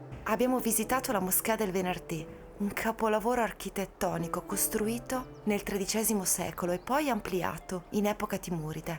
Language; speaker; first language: Italian; native; Italian